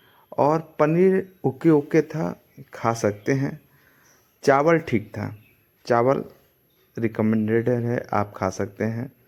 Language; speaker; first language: Hindi; native; Hindi